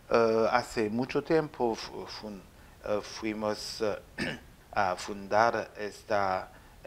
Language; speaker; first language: Spanish; non-native, learner; French